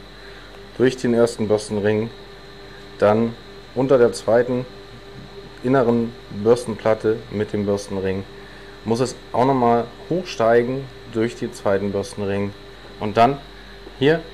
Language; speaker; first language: German; native; German